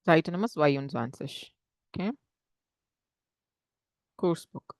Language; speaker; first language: German; non-native, fluent; Tamil